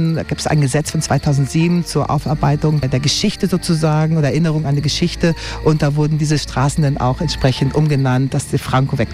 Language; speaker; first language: German; native; German